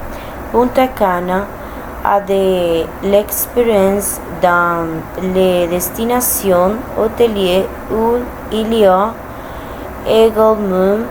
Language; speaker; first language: French; non-native, learner; Spanish